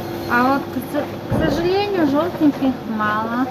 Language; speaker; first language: Russian; non-native, fluent; Tajik